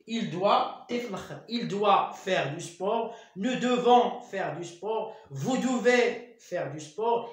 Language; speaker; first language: French; non-native, local second language; Arabic